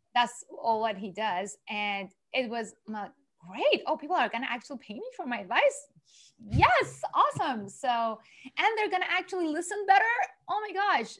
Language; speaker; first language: English; non-native, fluent; Persian